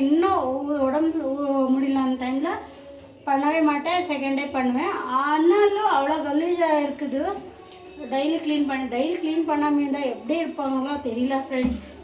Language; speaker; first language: Tamil; non-native, local second language; Kannada